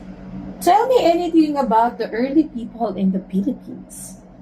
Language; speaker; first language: English; non-native, local second language; Filipino